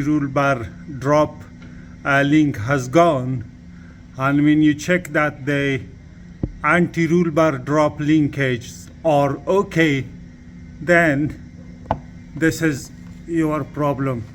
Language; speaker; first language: English; non-native, fluent; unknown